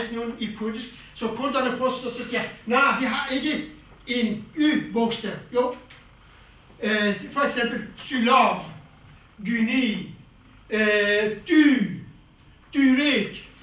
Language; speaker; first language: Danish; non-native, fluent; Kurdish